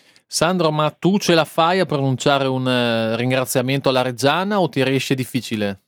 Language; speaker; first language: Italian; native; Italian